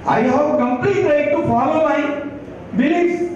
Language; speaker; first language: English; non-native, local second language; Telugu